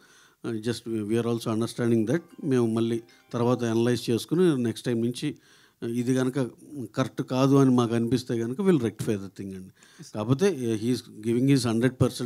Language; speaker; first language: Telugu; native; Telugu